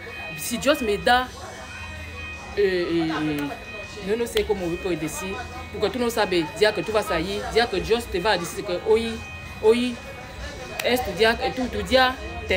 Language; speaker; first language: Spanish; non-native, learner; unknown